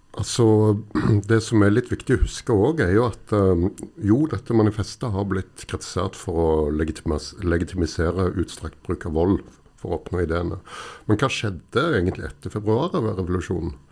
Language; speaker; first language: Norwegian; native; Norwegian